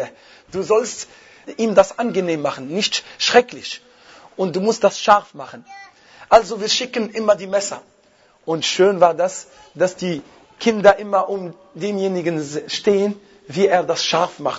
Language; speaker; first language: German; non-native, fluent; Arabic